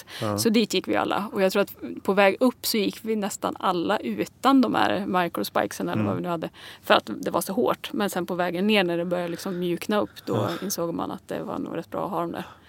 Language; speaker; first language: Swedish; native; Swedish